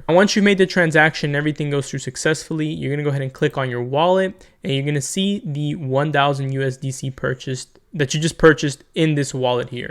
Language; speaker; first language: English; native; English